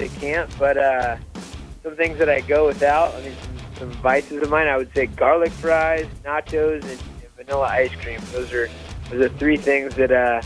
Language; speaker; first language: English; native; English